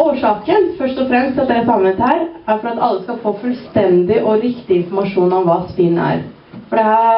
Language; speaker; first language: Norwegian; early bilingual, other home language; Somali